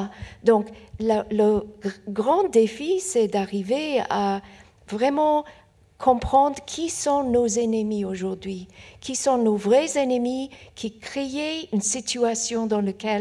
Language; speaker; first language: French; non-native, fluent; Persian